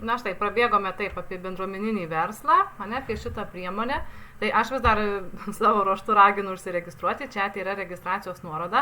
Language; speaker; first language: Lithuanian; native; Lithuanian